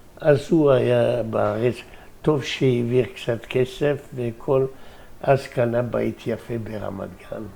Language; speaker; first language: Hebrew; non-native, fluent; French